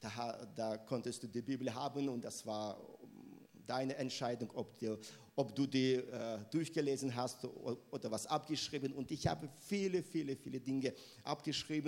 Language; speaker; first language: German; non-native, fluent; Russian